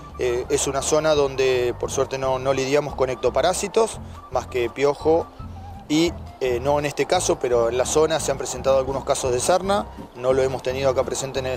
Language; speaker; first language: Spanish; native; Spanish